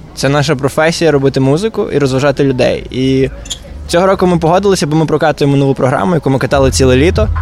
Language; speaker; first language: Ukrainian; native; Ukrainian